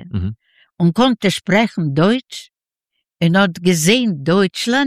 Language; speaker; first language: German; non-native, learner; Yiddish